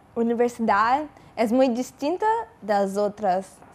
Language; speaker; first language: Spanish; non-native, learner; Portuguese